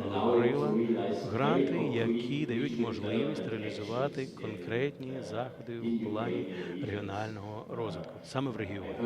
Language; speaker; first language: Ukrainian; non-native, fluent; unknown